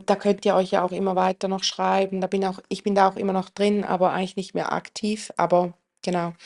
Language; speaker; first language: German; native; German